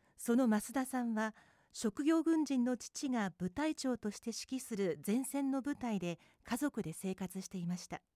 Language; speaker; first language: Japanese; non-native, fluent; English